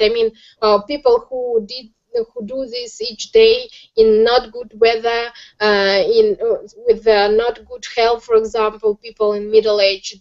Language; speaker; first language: English; non-native, learner; Russian